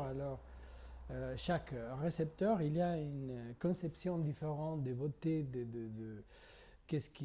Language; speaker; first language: French; non-native, fluent; Spanish